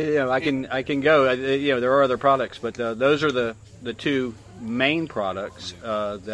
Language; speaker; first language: English; native; English